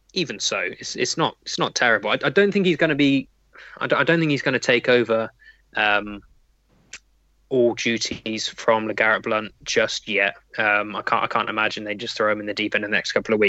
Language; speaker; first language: English; native; English